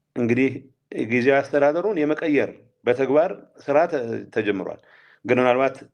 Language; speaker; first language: Amharic; non-native, local second language; Tigrinya